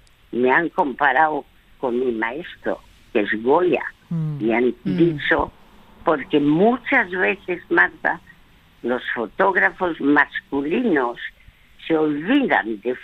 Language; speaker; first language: Spanish; early bilingual, other home language; French